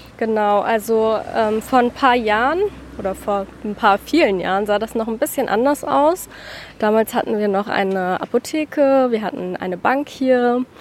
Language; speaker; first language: German; native; German